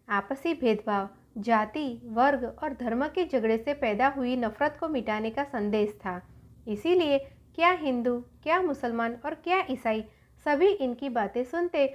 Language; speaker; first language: Hindi; non-native, local second language; Gujarati